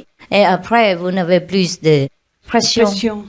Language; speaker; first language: French; non-native, learner; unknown